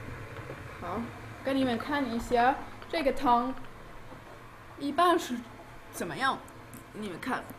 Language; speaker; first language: Chinese; non-native, learner; German